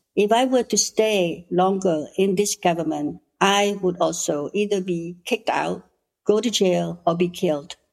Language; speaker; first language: English; non-native, fluent; Khmer